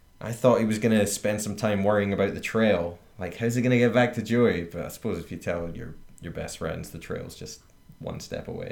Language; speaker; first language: English; native; English